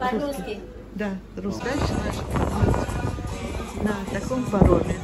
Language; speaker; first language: Russian; non-native, learner; Spanish